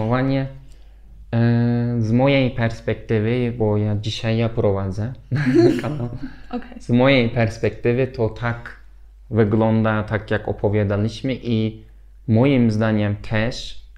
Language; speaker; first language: Polish; non-native, learner; Turkish